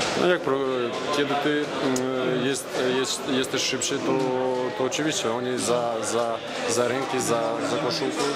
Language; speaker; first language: Polish; non-native, learner; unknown